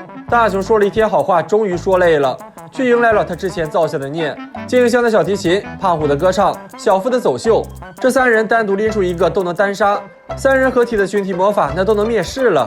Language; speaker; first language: Chinese; native; Chinese